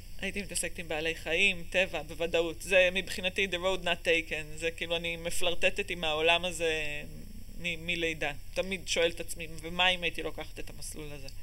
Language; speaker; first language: Hebrew; native; Hebrew